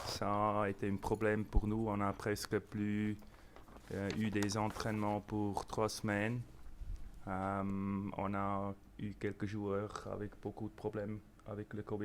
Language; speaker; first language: French; non-native, local second language; German